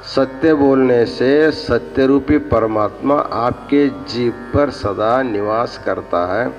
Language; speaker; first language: Hindi; non-native, local second language; Kannada